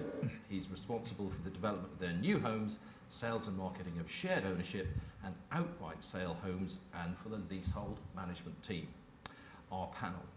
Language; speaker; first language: English; native; English